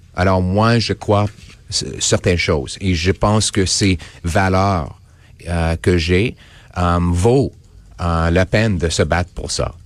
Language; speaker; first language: French; non-native, local second language; English